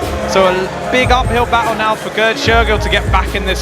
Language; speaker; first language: English; native; English